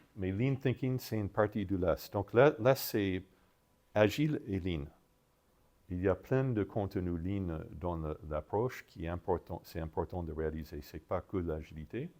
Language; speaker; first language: French; non-native, fluent; English